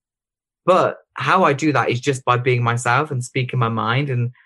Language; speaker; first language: English; native; English